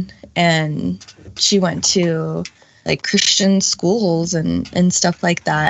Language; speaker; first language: English; native; English